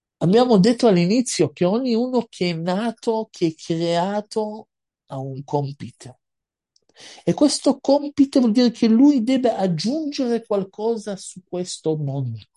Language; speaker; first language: Italian; non-native, fluent; Hebrew